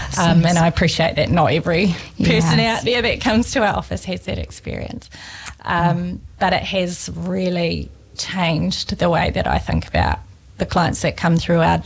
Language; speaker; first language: English; native; English